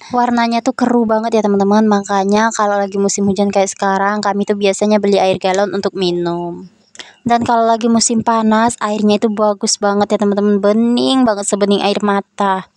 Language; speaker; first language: Indonesian; non-native, local second language; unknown